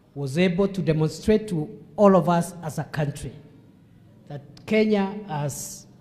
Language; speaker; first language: English; non-native, local second language; Meru